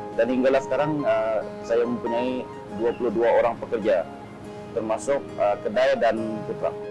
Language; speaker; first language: Malay; native; Malay